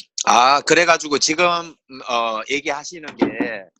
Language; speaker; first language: Korean; native; Korean